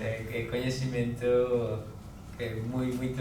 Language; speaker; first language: Portuguese; non-native, learner; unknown